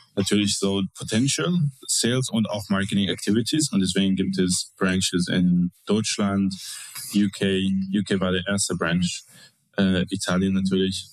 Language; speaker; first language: German; non-native, fluent; English